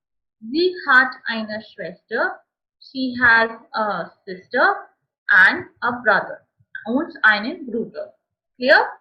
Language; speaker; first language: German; non-native, fluent; Hindi